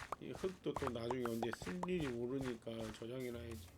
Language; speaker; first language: Korean; native; Korean